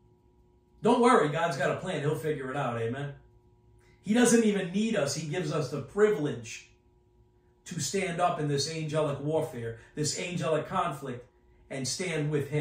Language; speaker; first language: English; native; English